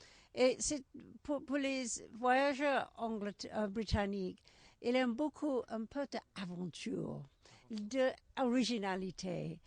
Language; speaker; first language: French; non-native, learner; English